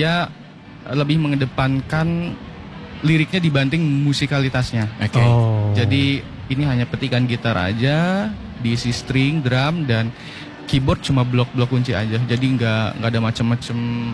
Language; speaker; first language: Indonesian; native; Indonesian